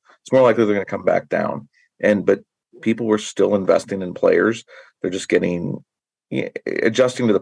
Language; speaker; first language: English; native; English